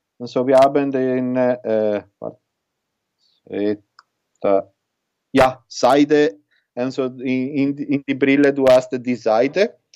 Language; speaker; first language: German; non-native, learner; Italian